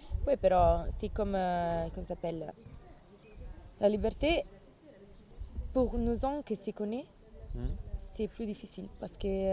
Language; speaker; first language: French; non-native, learner; Italian